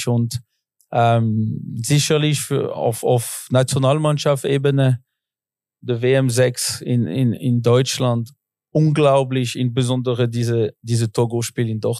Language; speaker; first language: German; non-native, local second language; French